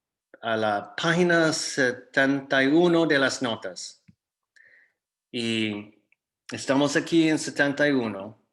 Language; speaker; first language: Spanish; non-native, fluent; English